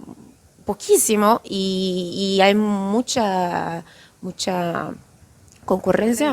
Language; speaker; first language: Spanish; non-native, fluent; Portuguese